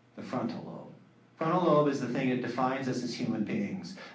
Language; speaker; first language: English; native; English